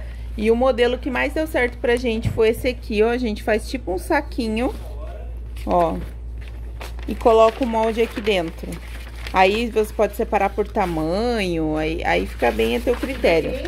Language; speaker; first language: Portuguese; native; Portuguese